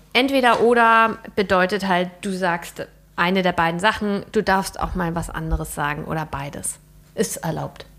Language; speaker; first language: German; native; German